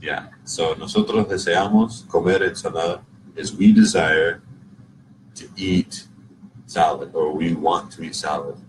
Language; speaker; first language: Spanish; non-native, learner; English